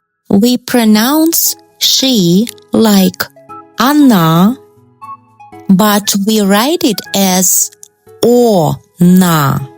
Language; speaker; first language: English; non-native, fluent; Russian